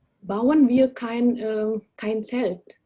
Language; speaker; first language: German; non-native, fluent; Indonesian